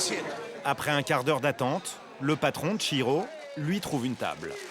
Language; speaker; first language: French; native; French